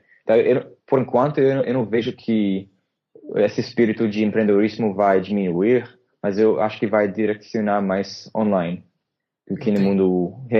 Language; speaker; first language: Portuguese; non-native, fluent; English